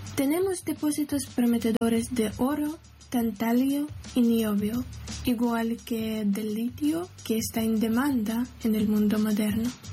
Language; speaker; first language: Spanish; non-native, fluent; Ukrainian